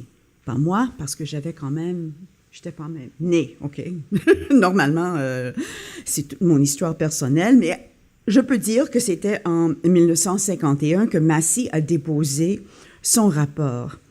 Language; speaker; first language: French; non-native, local second language; English